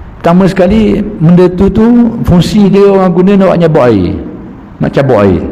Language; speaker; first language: Malay; native; Malay